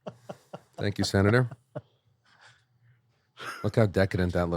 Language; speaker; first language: English; native; English